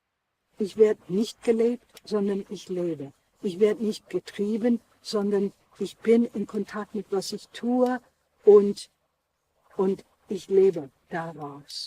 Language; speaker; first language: German; non-native, fluent; English